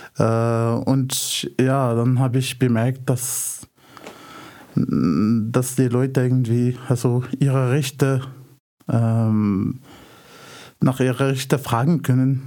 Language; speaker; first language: German; non-native, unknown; Arabic